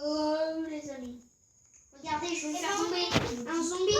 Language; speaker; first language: French; native; French